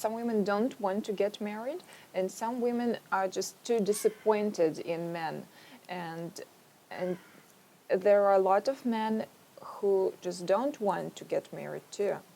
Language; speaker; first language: English; non-native, fluent; Russian